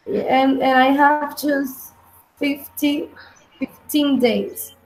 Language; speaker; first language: English; non-native, learner; Spanish